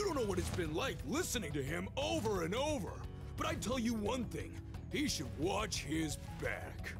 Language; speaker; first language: English; native; English